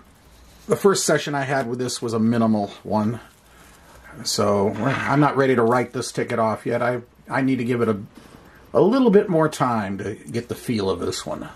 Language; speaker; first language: English; native; English